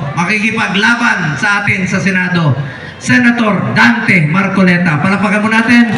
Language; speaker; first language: Filipino; non-native, local second language; Cebuano